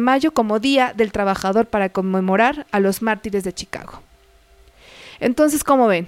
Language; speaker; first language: Spanish; native; Spanish